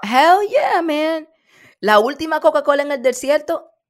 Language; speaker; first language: Spanish; early bilingual, heritage; Spanish